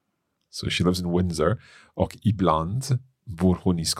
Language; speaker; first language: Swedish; non-native, learner; English